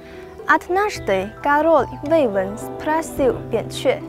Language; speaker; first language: Russian; non-native, learner; Chinese